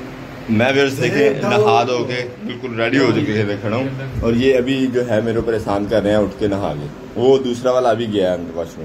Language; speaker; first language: Hindi; non-native, local second language; Punjabi